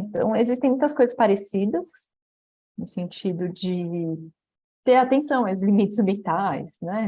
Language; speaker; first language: Portuguese; native; Portuguese